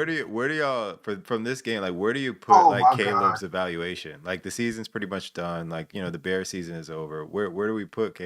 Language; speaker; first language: English; native; English